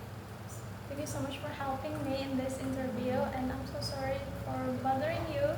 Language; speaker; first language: English; non-native, learner; Indonesian